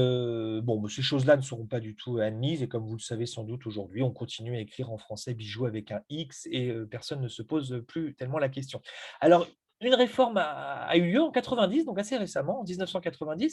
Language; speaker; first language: French; native; French